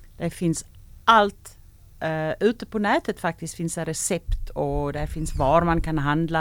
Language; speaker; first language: Swedish; non-native, fluent; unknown